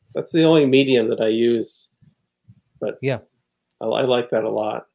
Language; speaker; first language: English; native; English